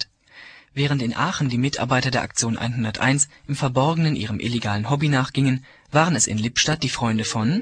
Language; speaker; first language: German; native; German